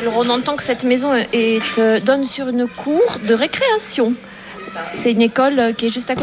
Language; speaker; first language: French; native; French